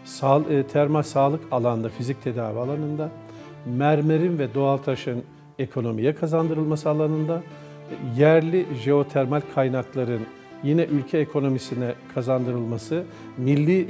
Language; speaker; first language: Turkish; native; Turkish